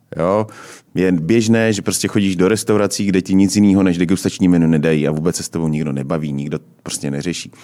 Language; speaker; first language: Czech; native; Czech